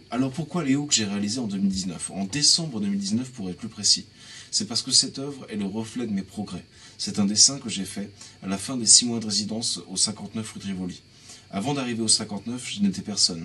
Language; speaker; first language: French; native; French